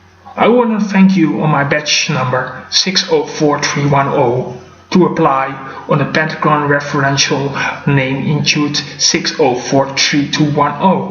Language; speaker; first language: English; non-native, fluent; Dutch